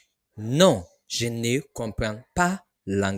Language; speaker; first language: French; non-native, learner; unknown